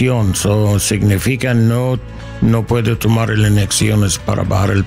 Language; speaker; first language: Spanish; non-native, learner; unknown